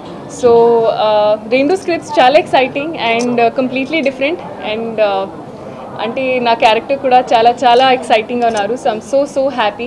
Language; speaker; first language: Telugu; non-native, learner; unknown